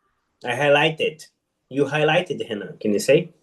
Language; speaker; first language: English; non-native, fluent; Portuguese